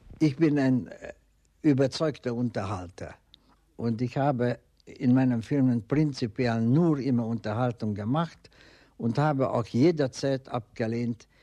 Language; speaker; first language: German; non-native, fluent; Hungarian